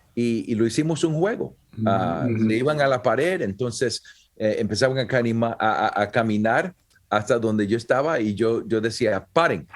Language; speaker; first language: Spanish; early bilingual, heritage; Spanish